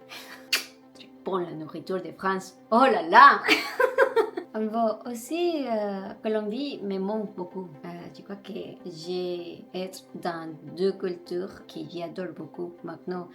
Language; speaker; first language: French; non-native, learner; Spanish